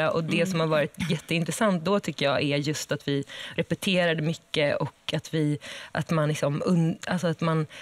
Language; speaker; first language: Swedish; native; Swedish